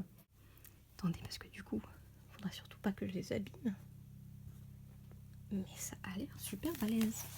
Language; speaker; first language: French; native; French